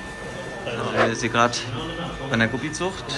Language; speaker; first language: German; native; German